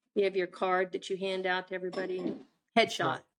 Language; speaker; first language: English; native; English